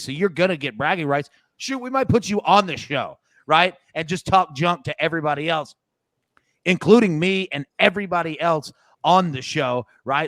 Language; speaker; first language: English; native; English